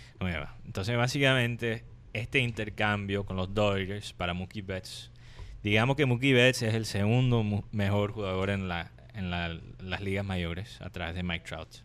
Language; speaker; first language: Spanish; non-native, fluent; English